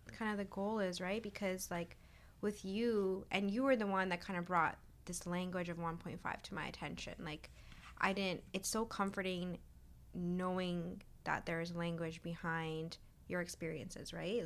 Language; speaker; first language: English; native; English